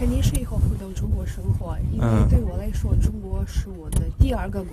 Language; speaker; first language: Chinese; non-native, fluent; Russian